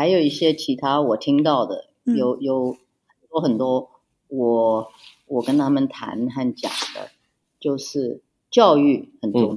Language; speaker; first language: Chinese; early bilingual, heritage; Chinese